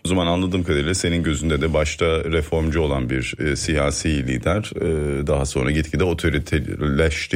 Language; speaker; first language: Turkish; native; Turkish